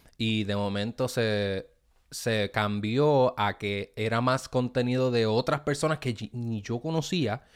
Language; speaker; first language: Spanish; native; Spanish